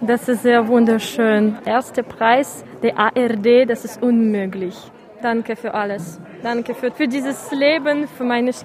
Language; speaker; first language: German; non-native, learner; Russian